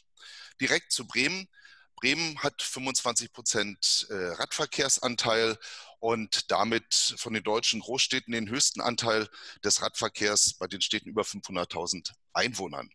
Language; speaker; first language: German; native; German